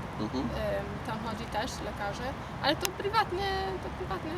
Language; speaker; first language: Polish; non-native, learner; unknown